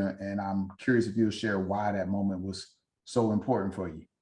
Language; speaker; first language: English; native; English